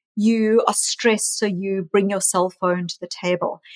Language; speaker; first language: English; native; English